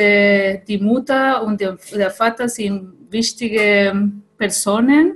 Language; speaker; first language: German; non-native, fluent; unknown